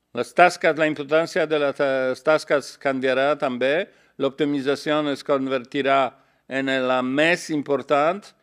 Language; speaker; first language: Catalan; non-native, learner; Polish